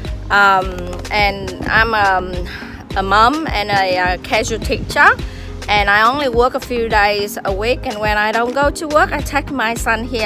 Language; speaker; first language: English; non-native, fluent; Vietnamese